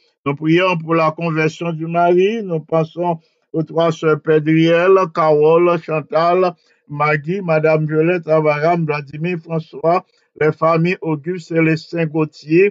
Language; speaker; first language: French; non-native, local second language; Haitian Creole